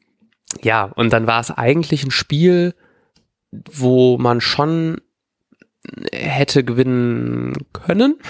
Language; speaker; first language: German; native; German